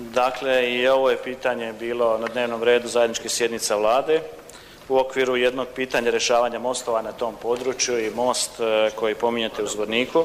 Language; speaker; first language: Croatian; native; Croatian